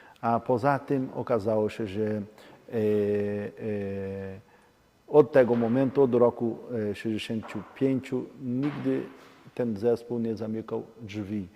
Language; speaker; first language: Polish; non-native, learner; Portuguese